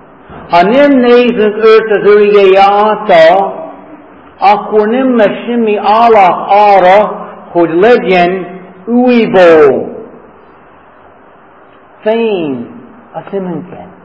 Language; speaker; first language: Hungarian; non-native, fluent; English